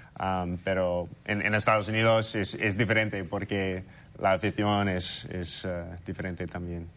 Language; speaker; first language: Spanish; non-native, fluent; English